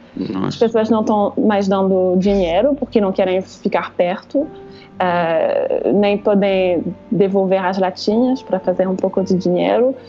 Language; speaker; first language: Portuguese; non-native, fluent; French